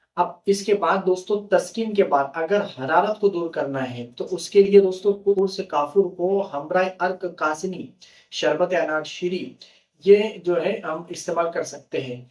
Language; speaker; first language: Hindi; native; Hindi